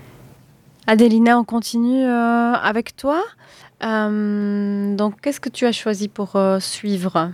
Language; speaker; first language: French; native; French